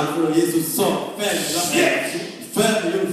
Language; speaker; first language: Swedish; non-native, fluent; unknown